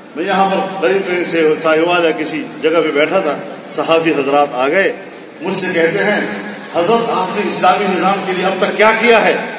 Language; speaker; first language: Urdu; non-native, local second language; Pashto